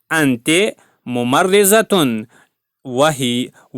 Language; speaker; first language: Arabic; non-native, fluent; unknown